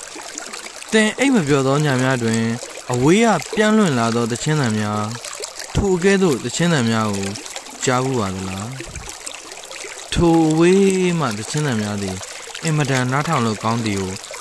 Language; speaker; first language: Burmese; native; Burmese